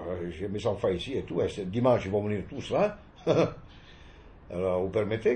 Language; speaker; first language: French; non-native, fluent; Italian